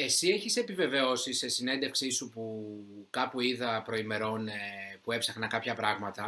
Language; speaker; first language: Greek; native; Greek